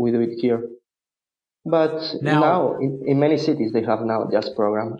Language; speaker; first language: English; non-native, fluent; Spanish